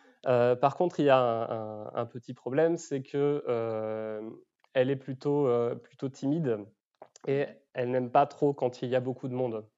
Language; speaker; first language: French; native; French